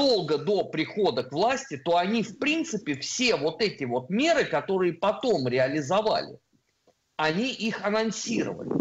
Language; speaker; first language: Russian; native; Russian